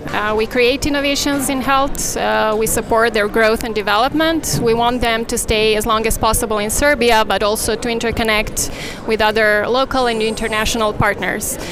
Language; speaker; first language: English; non-native, fluent; Serbian